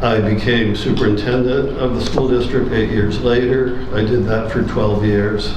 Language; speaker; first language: English; native; English